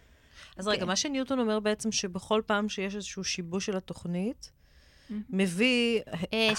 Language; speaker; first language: Hebrew; native; Hebrew